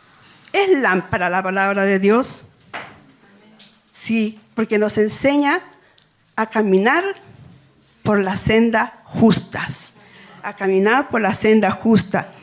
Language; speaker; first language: Spanish; native; Spanish